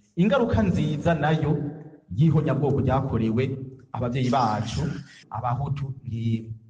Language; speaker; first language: Rundi; native; Rundi